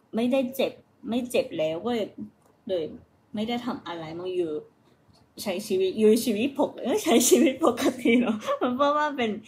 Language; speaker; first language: Thai; non-native, fluent; Japanese